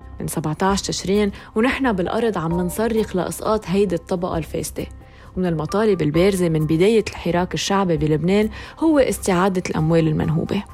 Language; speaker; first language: Arabic; native; Arabic